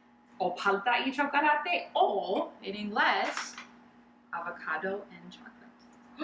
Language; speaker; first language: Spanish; non-native, learner; English